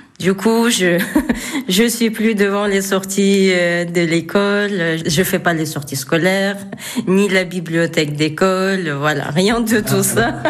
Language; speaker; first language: French; non-native, fluent; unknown